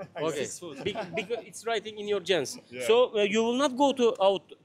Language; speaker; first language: English; non-native, learner; Turkish